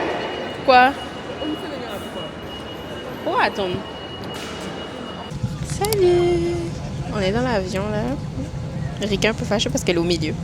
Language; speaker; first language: French; native; French